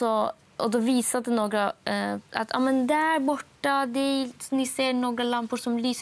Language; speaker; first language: Swedish; non-native, fluent; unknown